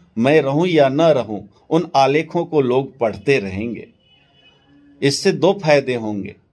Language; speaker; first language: Hindi; non-native, local second language; Maithili